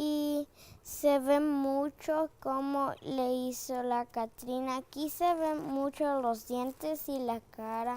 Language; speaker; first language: Spanish; early bilingual, other home language; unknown